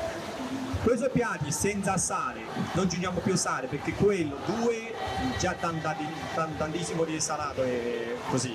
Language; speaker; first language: Italian; non-native, learner; Chinese